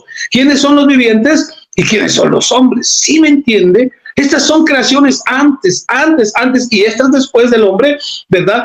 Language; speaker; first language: Spanish; native; Spanish